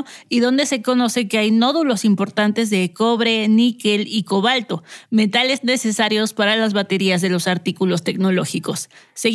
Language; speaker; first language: Spanish; native; Spanish